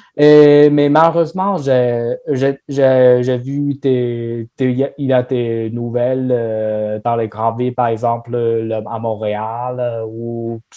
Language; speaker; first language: French; non-native, learner; Chinese